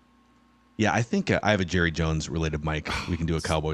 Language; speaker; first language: English; native; English